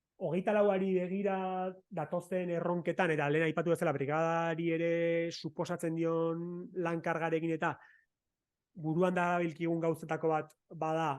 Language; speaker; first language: Basque; native; Basque